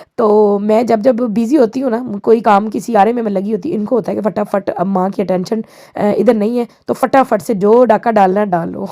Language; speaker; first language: Urdu; native; Urdu